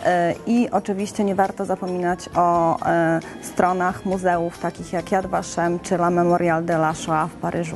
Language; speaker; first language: Polish; native; Polish